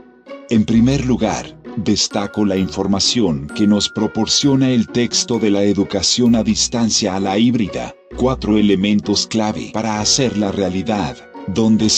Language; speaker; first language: Spanish; native; Spanish